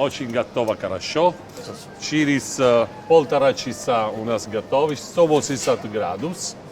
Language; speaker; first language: Russian; non-native, learner; Italian